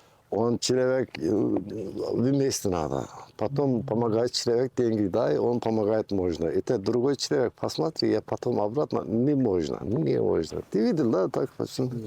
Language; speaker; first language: Russian; non-native, learner; Turkish